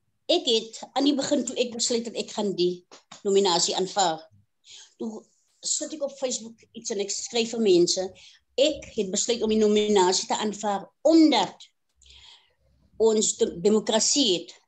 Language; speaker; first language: Afrikaans; native; Afrikaans